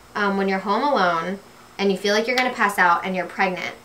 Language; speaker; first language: English; native; English